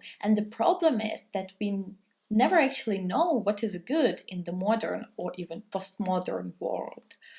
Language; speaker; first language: English; non-native, fluent; Russian